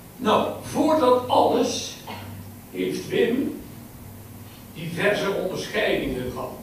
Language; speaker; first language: Dutch; native; Dutch